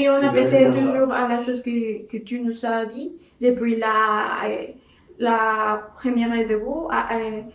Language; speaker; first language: French; non-native, learner; Spanish